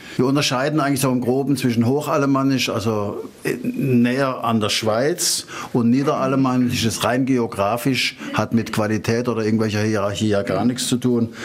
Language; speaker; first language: German; native; German